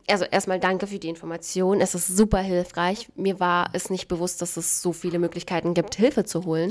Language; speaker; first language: German; native; German